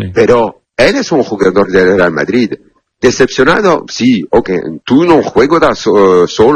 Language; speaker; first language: Spanish; non-native, learner; Italian